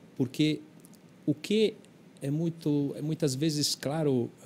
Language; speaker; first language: Portuguese; non-native, fluent; Italian